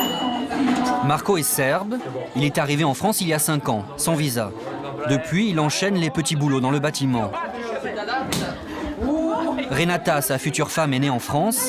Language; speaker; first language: French; native; French